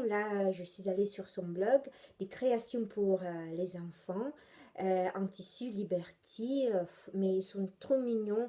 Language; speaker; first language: French; non-native, fluent; Italian